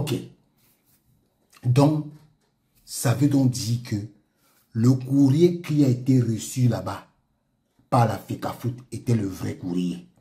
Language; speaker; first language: French; native; French